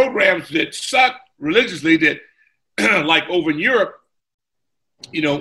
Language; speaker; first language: English; native; English